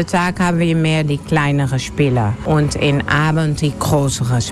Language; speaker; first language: German; non-native, learner; Dutch